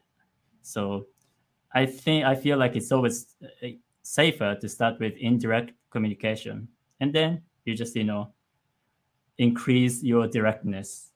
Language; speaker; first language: English; non-native, fluent; Japanese